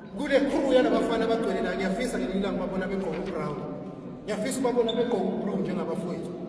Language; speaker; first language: Zulu; native; Zulu